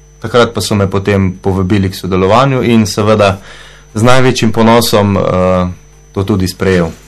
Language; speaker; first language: Slovenian; native; Slovenian